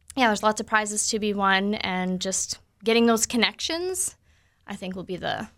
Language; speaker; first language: English; native; English